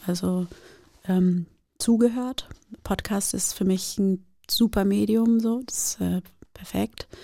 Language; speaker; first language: German; early bilingual, other home language; Portuguese